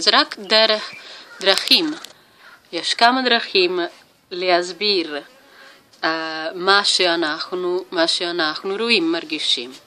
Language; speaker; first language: Hebrew; non-native, learner; Italian